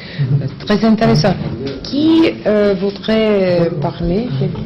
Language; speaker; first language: French; non-native, learner; Russian